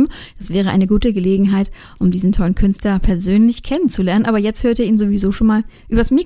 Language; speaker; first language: German; native; German